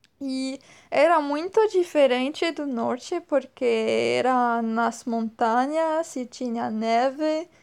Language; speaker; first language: Portuguese; non-native, fluent; French